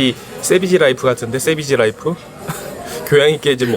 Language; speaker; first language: Korean; native; Korean